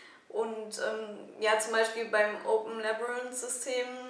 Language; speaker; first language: German; native; German